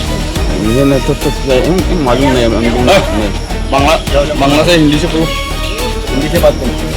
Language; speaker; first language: Hindi; non-native, local second language; Bangla